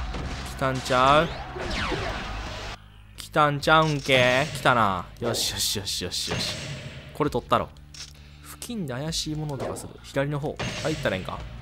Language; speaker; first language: Japanese; native; Japanese